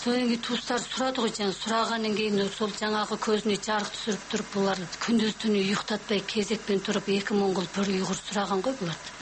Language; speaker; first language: Kazakh; native; Kazakh